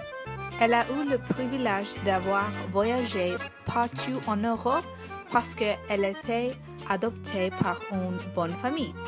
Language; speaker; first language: French; non-native, learner; Spanish